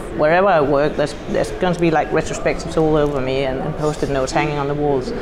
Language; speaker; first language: English; non-native, fluent; Danish